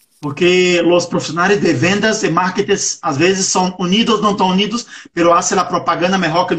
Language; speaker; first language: Portuguese; non-native, learner; Spanish